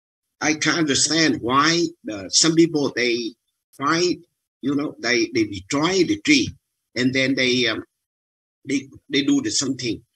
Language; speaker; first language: English; non-native, learner; Vietnamese